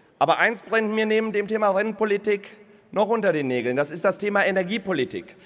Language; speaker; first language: German; early bilingual, other home language; Polish